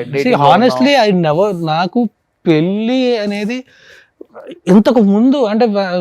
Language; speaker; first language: Telugu; native; Telugu